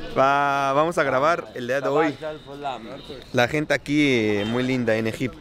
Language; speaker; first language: Spanish; non-native, fluent; Arabic